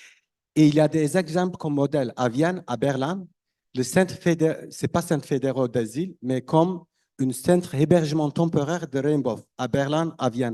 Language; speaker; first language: French; non-native, learner; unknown